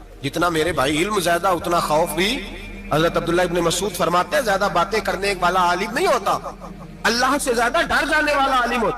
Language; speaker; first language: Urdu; non-native, local second language; Punjabi